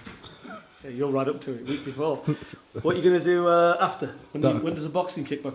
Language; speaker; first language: English; native; English